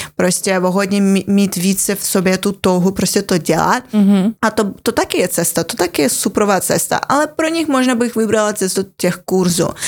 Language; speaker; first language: Czech; non-native, fluent; Russian